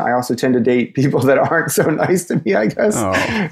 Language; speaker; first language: English; native; English